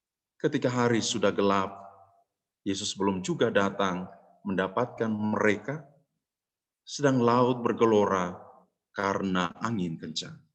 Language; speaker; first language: Indonesian; native; Indonesian